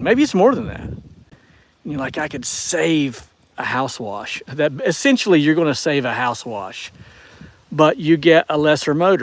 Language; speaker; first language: English; native; English